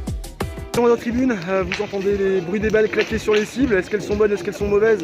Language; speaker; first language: French; native; French